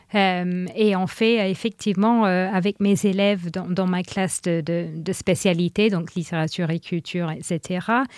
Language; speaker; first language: French; non-native, fluent; English